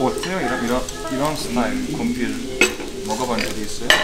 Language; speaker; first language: Korean; non-native, learner; Turkish